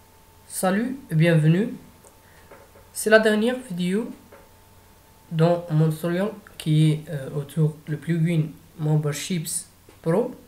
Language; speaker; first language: French; non-native, fluent; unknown